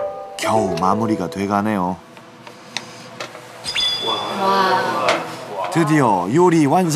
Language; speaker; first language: Korean; native; Korean